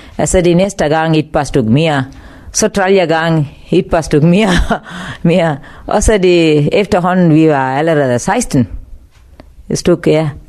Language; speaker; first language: Danish; non-native, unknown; Tamil